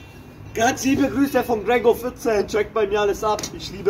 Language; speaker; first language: German; early bilingual, other home language; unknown